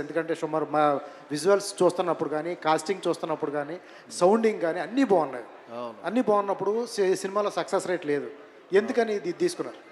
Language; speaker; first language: Telugu; native; Telugu